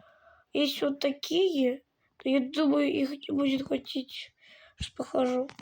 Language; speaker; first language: Russian; native; Russian